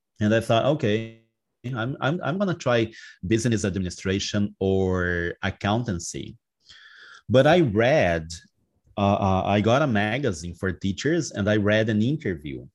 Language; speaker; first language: English; non-native, fluent; Portuguese